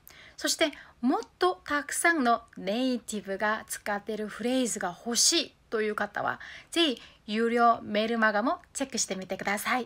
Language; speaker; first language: Japanese; non-native, fluent; Korean